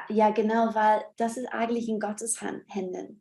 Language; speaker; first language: German; non-native, fluent; English